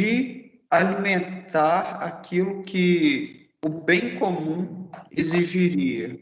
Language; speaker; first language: Portuguese; native; Portuguese